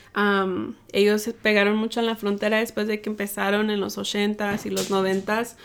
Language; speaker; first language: Spanish; early bilingual, other home language; English